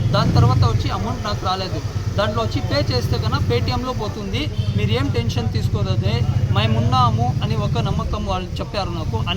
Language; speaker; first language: Telugu; non-native, local second language; Urdu